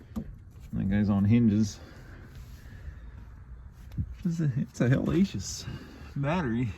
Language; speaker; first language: English; native; English